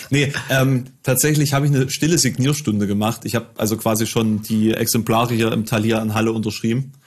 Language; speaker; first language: German; native; German